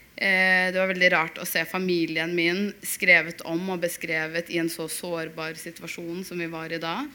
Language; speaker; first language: Norwegian; early bilingual, other home language; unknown